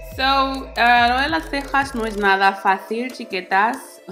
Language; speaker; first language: Spanish; native; Spanish